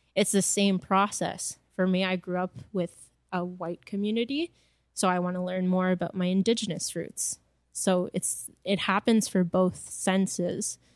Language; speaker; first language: English; non-native, fluent; French